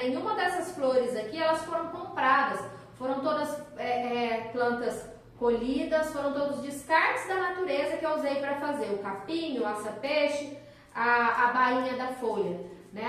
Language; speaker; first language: Portuguese; native; Portuguese